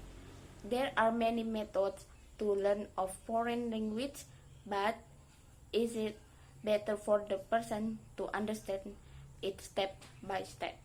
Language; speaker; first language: English; non-native, learner; Indonesian